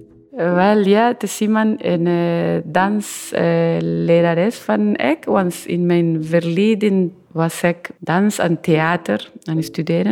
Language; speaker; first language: Dutch; non-native, learner; Spanish